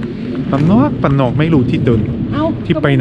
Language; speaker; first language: Thai; non-native, learner; Swiss German